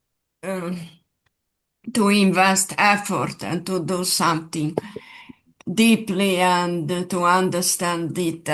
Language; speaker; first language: English; non-native, fluent; Serbian